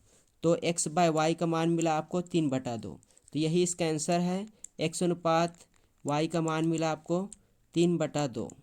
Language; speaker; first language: Hindi; native; Hindi